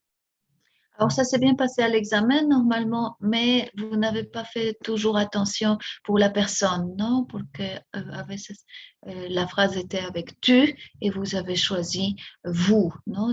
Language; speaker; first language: French; non-native, fluent; Spanish